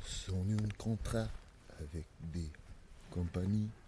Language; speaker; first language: French; non-native, learner; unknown